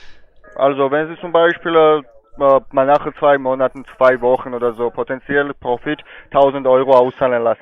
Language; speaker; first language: German; non-native, fluent; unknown